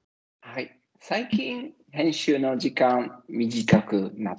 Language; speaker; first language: Japanese; non-native, learner; Italian